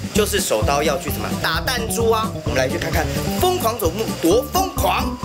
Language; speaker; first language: Chinese; native; Chinese